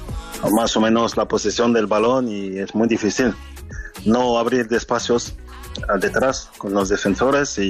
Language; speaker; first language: Spanish; non-native, fluent; French